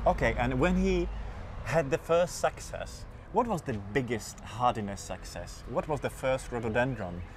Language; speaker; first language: English; non-native, fluent; Czech